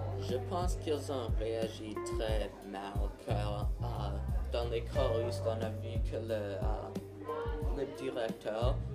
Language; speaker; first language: French; non-native, learner; English